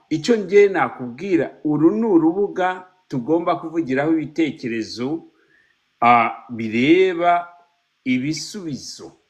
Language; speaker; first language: Kinyarwanda; early bilingual, heritage; Kinyarwanda